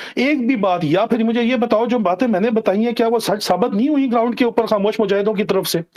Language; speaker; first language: Urdu; non-native, local second language; Punjabi